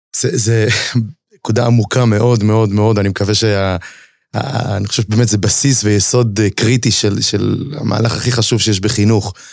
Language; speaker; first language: Hebrew; native; Hebrew